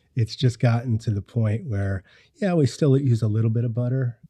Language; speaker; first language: English; native; English